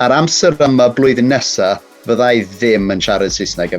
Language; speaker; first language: Welsh; native; Welsh